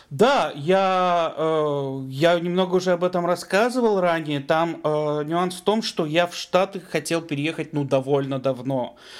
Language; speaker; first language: Russian; native; Russian